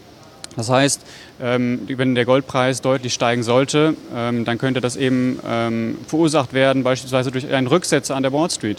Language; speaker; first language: German; native; German